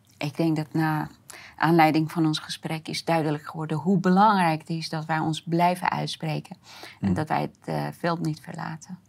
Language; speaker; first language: Dutch; non-native, fluent; Persian